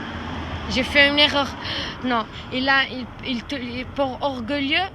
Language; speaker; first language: French; non-native, learner; Italian